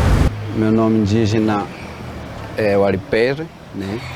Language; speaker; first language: Portuguese; non-native, local second language; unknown